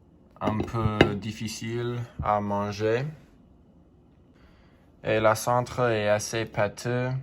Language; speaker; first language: French; non-native, learner; English